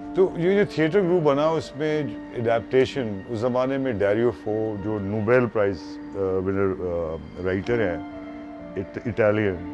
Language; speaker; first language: Urdu; non-native, local second language; Punjabi